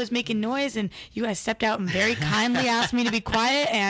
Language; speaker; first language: English; native; English